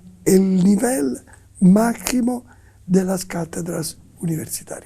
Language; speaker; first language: Spanish; non-native, fluent; Italian